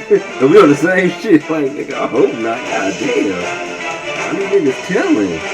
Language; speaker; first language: English; native; English